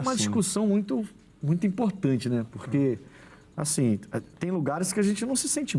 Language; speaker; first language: Portuguese; native; Portuguese